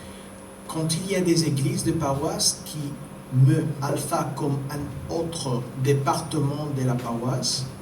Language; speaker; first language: French; non-native, fluent; Spanish